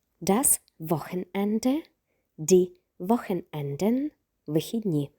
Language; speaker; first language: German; non-native, fluent; Ukrainian